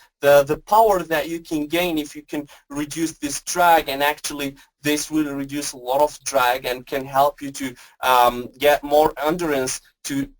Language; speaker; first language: English; non-native, fluent; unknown